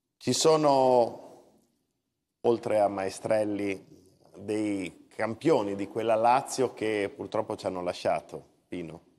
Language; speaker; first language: Italian; native; Italian